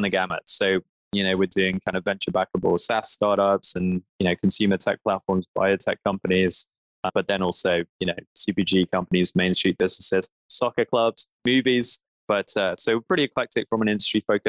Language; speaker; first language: English; native; English